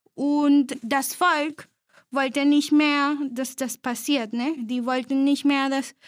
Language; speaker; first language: German; non-native, fluent; Spanish